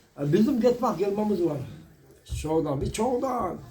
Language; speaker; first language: Turkish; early bilingual, heritage; Turkish